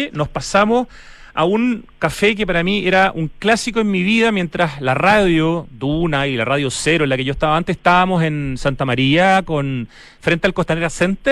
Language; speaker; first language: Spanish; native; Spanish